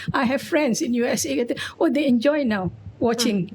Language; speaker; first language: English; non-native, local second language; Malay